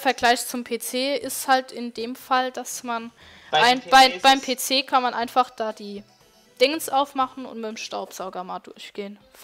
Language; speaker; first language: German; native; German